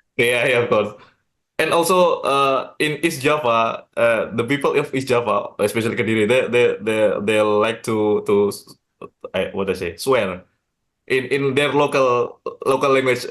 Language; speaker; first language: English; non-native, learner; Indonesian